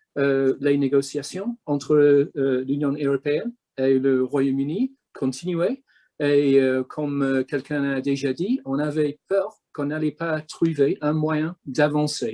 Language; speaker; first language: French; non-native, fluent; English